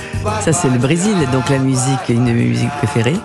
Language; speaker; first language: French; early bilingual, other home language; Portuguese